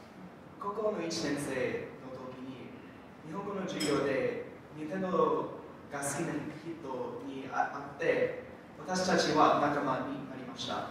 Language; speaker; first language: Japanese; non-native, learner; English